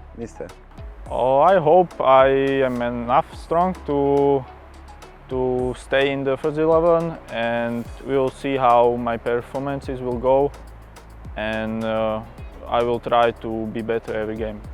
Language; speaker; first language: English; non-native, fluent; Slovak